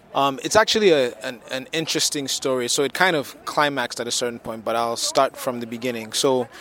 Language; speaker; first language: English; non-native, local second language; Yoruba